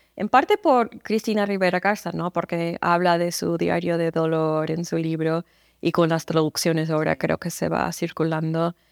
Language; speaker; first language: Spanish; non-native, fluent; English